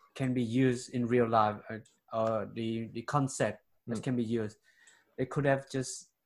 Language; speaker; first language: English; non-native, fluent; Vietnamese